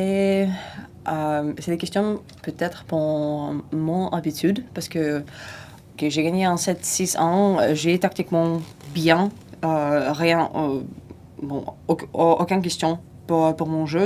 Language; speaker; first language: French; non-native, fluent; Russian